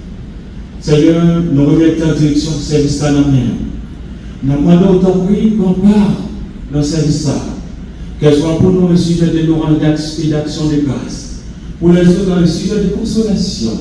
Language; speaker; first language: French; non-native, local second language; Haitian Creole